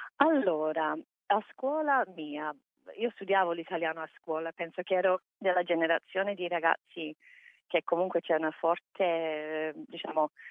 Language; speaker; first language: Italian; non-native, fluent; English